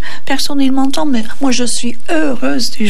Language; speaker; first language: French; non-native, learner; Turkish